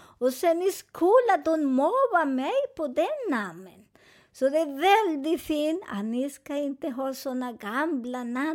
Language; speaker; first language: Swedish; non-native, fluent; Spanish